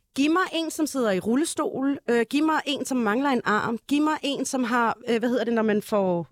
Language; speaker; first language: Danish; early bilingual, other home language; Arabic